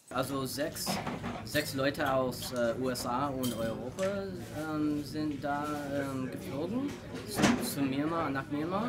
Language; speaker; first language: German; non-native, learner; English